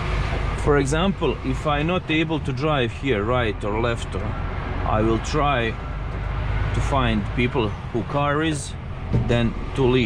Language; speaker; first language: English; non-native, learner; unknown